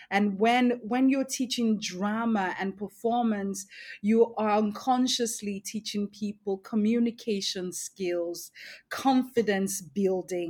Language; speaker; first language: English; non-native, local second language; Esan